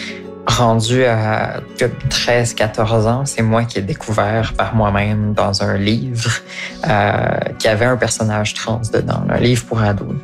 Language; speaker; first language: French; native; French